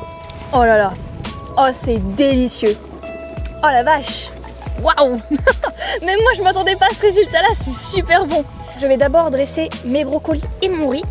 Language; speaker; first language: French; native; French